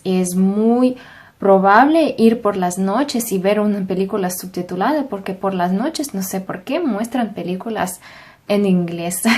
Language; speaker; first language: Spanish; non-native, fluent; Russian